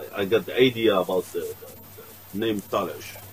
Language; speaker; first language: English; non-native, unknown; Arabic